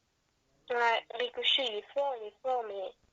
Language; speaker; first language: French; native; French